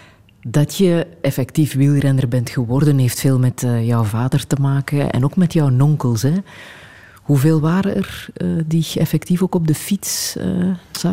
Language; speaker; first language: Dutch; native; Dutch